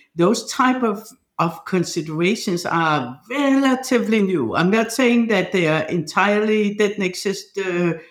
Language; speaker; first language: English; non-native, fluent; Danish